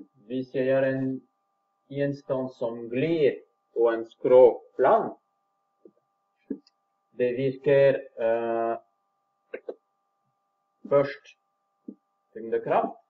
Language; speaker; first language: Norwegian; non-native, fluent; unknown